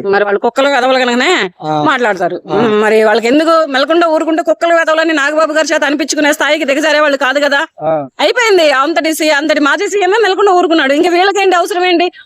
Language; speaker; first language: Telugu; native; Telugu